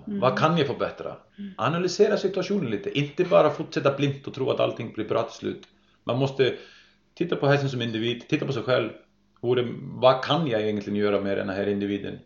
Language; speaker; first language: Swedish; non-native, fluent; Icelandic